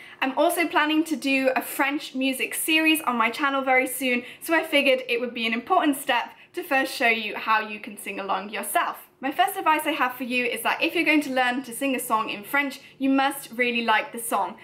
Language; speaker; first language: English; native; English